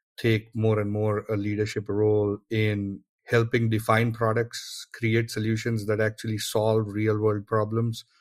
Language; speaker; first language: English; non-native, local second language; Gujarati